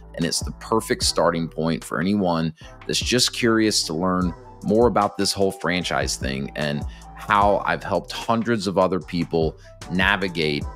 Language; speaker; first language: English; native; English